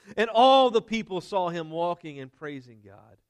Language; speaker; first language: English; native; English